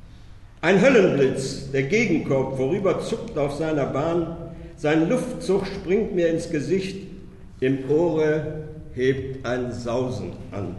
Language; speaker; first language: German; native; German